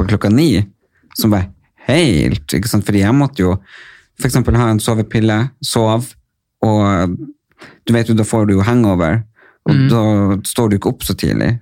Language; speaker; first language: Norwegian; native; Norwegian